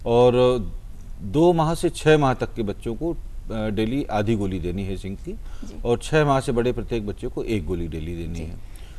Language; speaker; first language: Hindi; native; Hindi